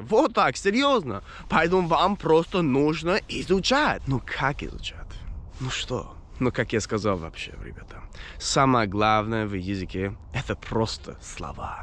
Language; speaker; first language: Russian; non-native, fluent; English